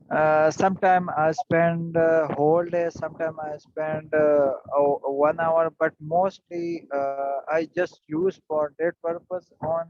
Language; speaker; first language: English; non-native, learner; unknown